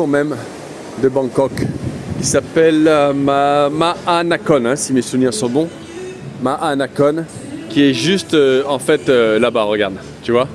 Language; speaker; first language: French; native; French